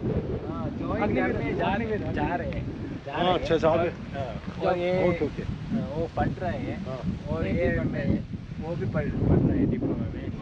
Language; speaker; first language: Hindi; non-native, local second language; Tibetan